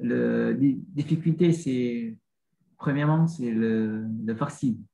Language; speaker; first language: French; non-native, learner; Vietnamese